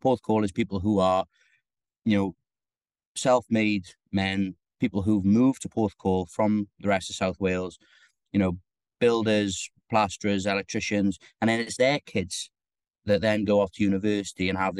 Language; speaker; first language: English; native; English